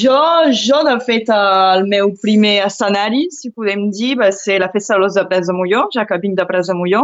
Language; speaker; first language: Catalan; non-native, local second language; French